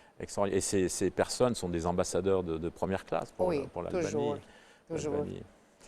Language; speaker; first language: French; native; French